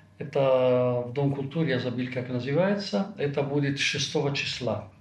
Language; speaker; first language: Russian; non-native, fluent; Italian